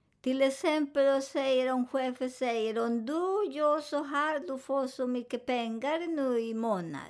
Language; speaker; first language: Swedish; non-native, fluent; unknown